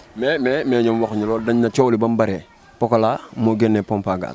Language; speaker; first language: Wolof; native; Wolof